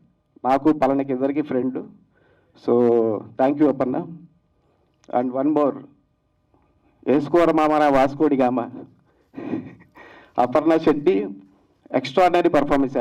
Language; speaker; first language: Telugu; native; Telugu